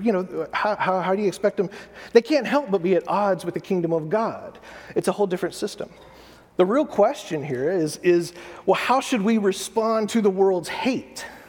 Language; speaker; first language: English; native; English